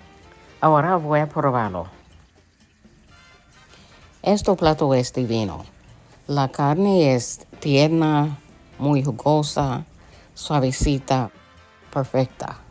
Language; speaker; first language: Spanish; early bilingual, heritage; English